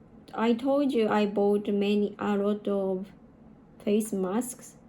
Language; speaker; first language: English; non-native, learner; Japanese